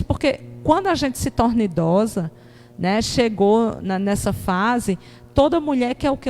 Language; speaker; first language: Portuguese; native; Portuguese